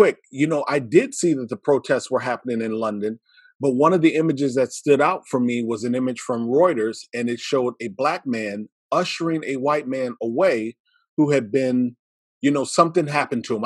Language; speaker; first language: English; native; English